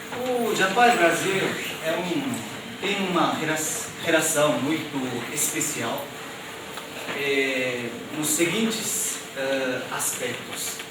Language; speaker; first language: Portuguese; non-native, fluent; Japanese